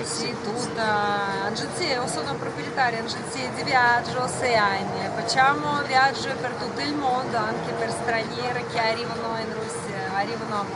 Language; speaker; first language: Italian; non-native, learner; Russian